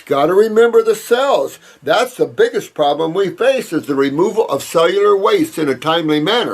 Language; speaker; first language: English; native; English